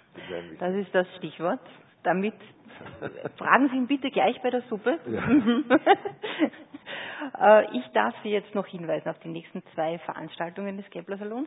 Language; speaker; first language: German; native; German